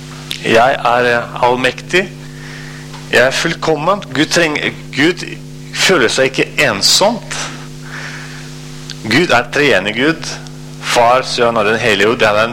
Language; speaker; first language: Norwegian; non-native, fluent; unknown